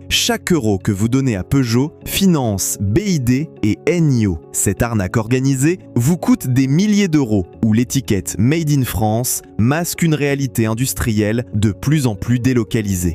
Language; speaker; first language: French; native; French